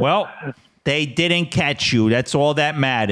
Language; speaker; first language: English; native; English